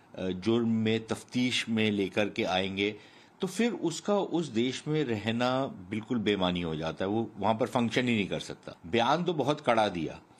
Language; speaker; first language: Hindi; native; Hindi